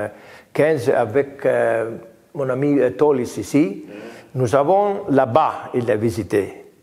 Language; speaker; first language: French; non-native, learner; Greek